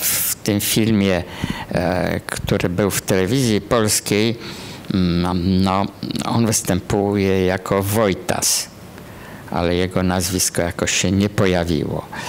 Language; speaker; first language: Polish; native; Polish